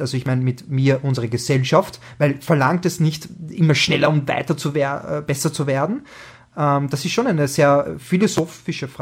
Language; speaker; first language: German; native; German